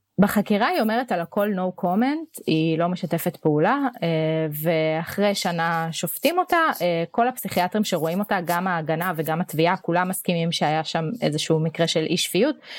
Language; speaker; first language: Hebrew; native; Hebrew